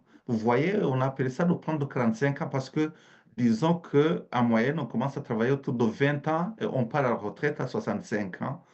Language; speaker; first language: French; native; French